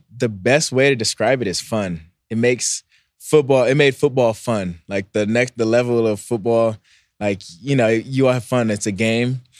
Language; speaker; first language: English; native; English